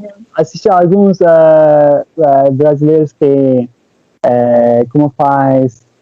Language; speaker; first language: Portuguese; non-native, learner; Turkish